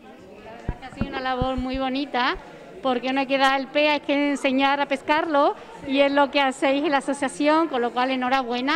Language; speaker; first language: Spanish; native; Spanish